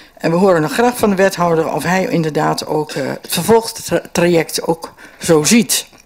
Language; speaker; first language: Dutch; native; Dutch